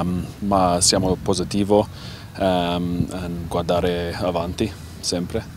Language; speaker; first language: Italian; non-native, learner; English